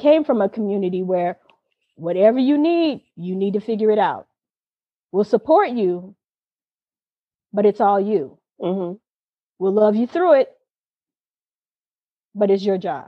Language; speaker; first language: English; native; English